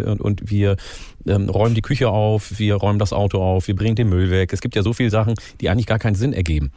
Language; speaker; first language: German; early bilingual, other home language; Oromo